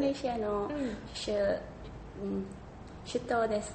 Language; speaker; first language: Japanese; non-native, learner; Indonesian